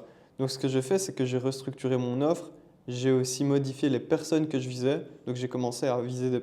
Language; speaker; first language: French; native; French